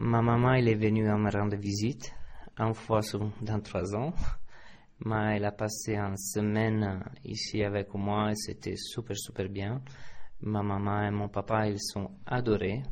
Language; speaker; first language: French; non-native, fluent; Italian